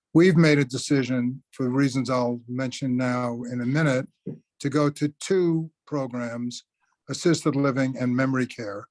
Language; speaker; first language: English; native; English